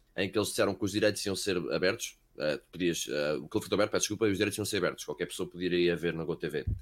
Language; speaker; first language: Portuguese; early bilingual, heritage; Portuguese